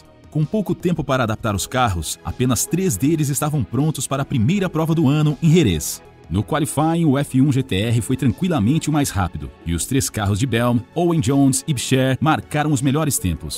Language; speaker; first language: Portuguese; native; Portuguese